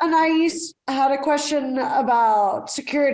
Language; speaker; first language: English; native; English